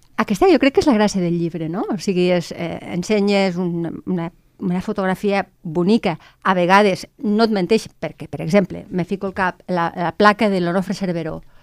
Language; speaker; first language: Catalan; native; Catalan